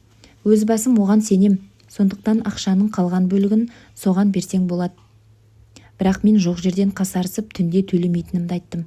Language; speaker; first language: Kazakh; native; Kazakh